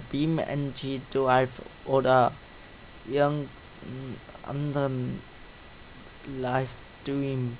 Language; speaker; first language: German; native; German